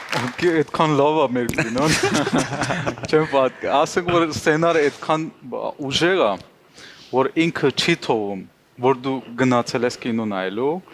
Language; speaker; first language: Armenian; non-native, fluent; Hindi